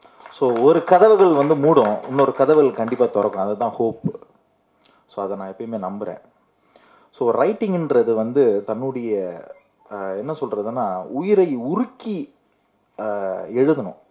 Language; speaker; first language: Tamil; native; Tamil